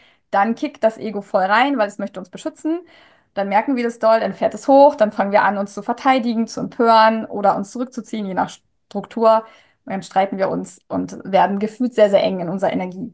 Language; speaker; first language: German; native; German